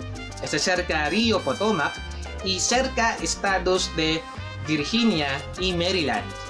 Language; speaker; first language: Spanish; non-native, learner; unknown